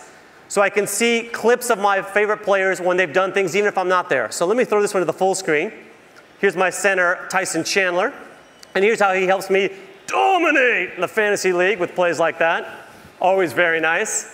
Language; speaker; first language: English; native; English